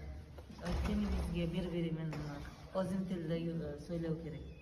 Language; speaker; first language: Kazakh; non-native, learner; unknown